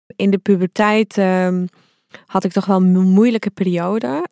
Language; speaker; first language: Dutch; early bilingual, other home language; Arabic